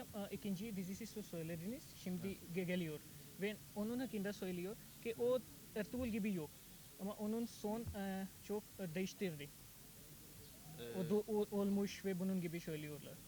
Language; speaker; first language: Turkish; non-native, learner; Urdu